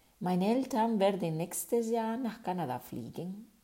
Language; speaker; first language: German; non-native, fluent; Spanish